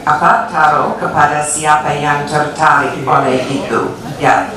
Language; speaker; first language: Indonesian; non-native, fluent; English